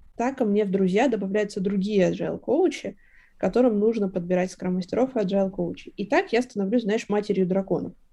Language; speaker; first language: Russian; native; Russian